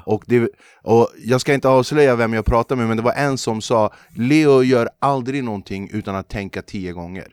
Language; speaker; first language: Swedish; early bilingual, other home language; Kurdish